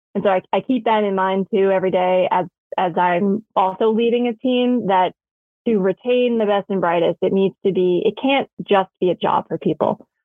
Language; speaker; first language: English; native; English